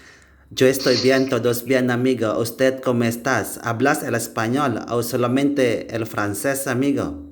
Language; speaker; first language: Spanish; non-native, learner; Indonesian